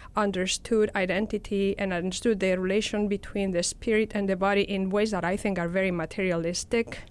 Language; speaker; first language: English; non-native, fluent; Spanish